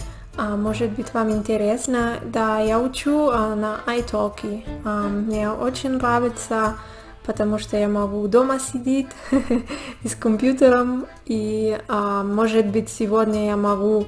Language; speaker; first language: Russian; non-native, learner; Spanish